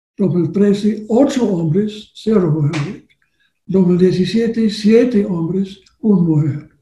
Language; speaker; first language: Spanish; non-native, learner; English